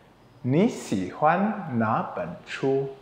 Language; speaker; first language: Chinese; non-native, fluent; Indonesian